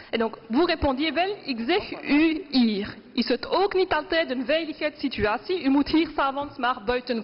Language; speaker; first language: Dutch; non-native, local second language; French